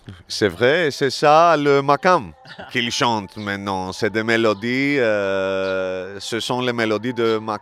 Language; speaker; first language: French; non-native, learner; Greek